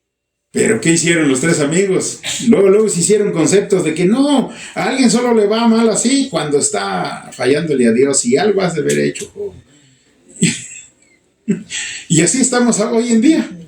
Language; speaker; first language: Spanish; native; Spanish